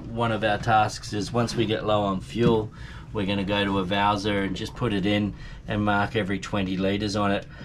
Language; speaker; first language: English; native; English